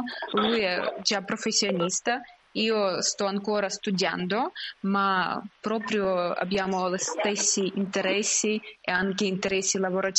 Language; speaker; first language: Italian; non-native, learner; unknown